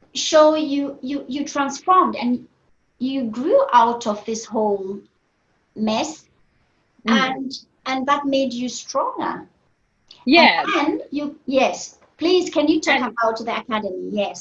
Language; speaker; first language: English; non-native, fluent; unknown